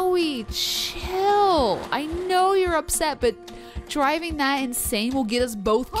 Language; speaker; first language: English; native; English